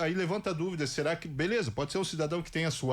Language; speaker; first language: Portuguese; native; Portuguese